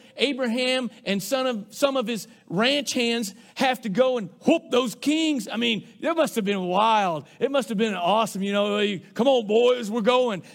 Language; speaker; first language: English; native; English